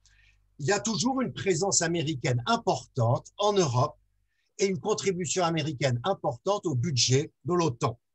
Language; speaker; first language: French; native; French